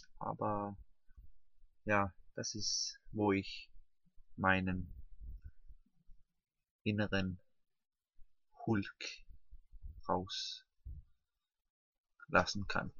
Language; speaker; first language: German; non-native, learner; Danish